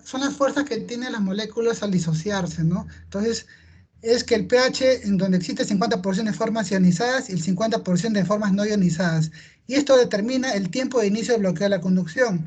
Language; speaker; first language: Spanish; native; Spanish